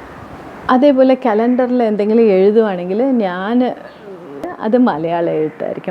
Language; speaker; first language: Malayalam; early bilingual, heritage; Tamil